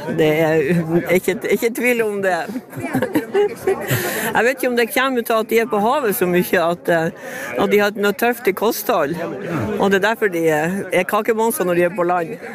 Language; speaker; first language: Norwegian; native; Norwegian